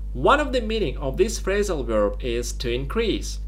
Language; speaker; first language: English; non-native, fluent; Russian